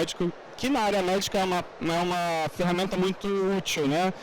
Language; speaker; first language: Portuguese; native; Portuguese